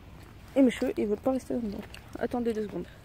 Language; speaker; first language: French; native; French